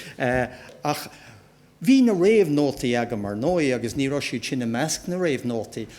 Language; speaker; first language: Irish; native; Irish